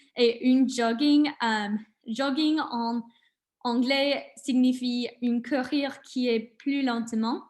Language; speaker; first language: French; non-native, learner; English